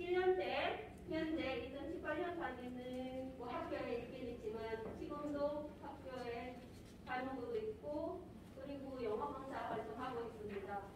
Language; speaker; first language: Korean; non-native, fluent; Filipino